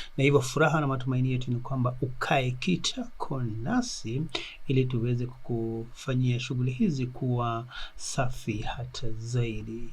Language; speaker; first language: Swahili; non-native, local second language; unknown